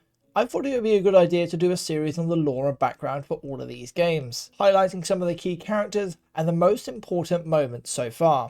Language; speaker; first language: English; native; English